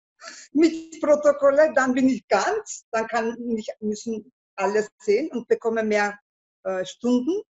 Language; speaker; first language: German; non-native, learner; Turkish